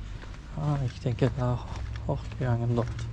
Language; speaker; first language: German; non-native, learner; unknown